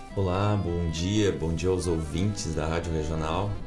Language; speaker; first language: Portuguese; native; Portuguese